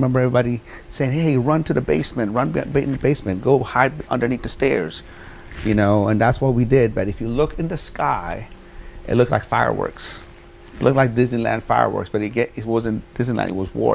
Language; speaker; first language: English; early bilingual, other home language; Persian